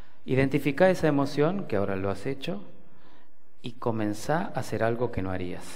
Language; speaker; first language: Spanish; native; Spanish